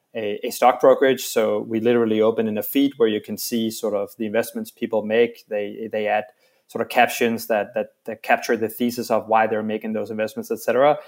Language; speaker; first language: English; non-native, fluent; Danish